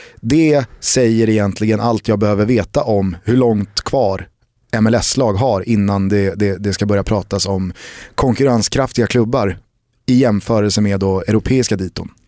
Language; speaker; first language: Swedish; native; Swedish